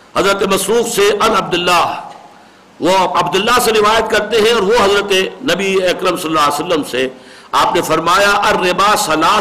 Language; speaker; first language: Urdu; native; Urdu